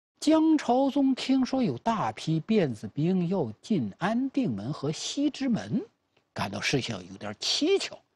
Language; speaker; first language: Chinese; native; Chinese